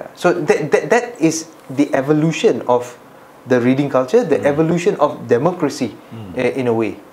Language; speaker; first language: English; non-native, local second language; Malay